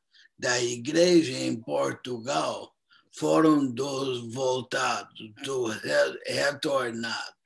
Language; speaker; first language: Portuguese; non-native, fluent; English